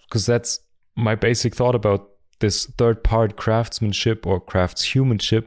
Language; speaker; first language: English; non-native, fluent; German